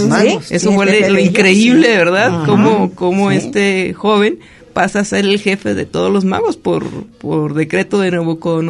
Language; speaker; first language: Spanish; native; Spanish